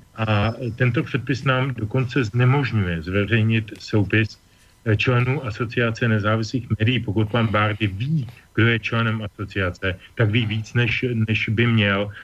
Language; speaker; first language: Czech; native; Czech